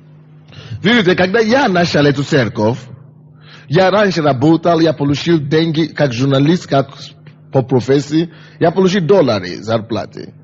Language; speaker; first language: Russian; non-native, fluent; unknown